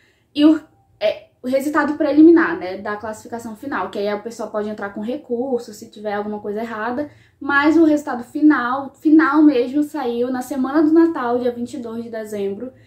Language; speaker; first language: Portuguese; native; Portuguese